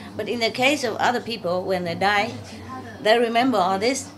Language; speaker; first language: English; non-native, fluent; Vietnamese